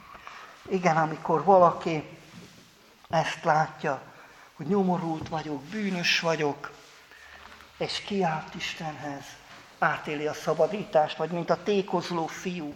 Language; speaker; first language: Hungarian; native; Hungarian